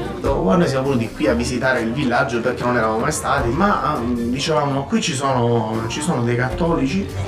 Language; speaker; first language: Italian; non-native, fluent; Albanian